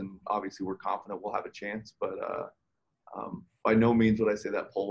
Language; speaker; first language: English; native; English